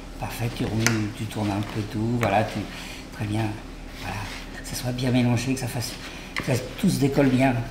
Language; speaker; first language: French; native; French